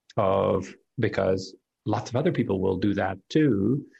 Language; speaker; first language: English; native; English